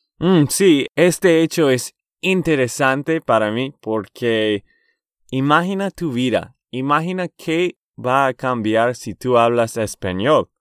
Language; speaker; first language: Spanish; non-native, fluent; English